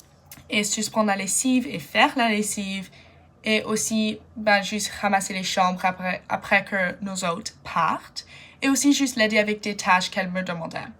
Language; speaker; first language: French; non-native, fluent; English